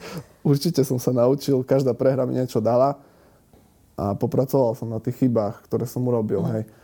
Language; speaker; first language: Slovak; native; Slovak